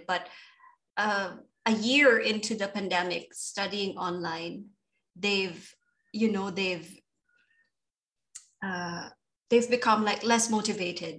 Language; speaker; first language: English; non-native, local second language; Filipino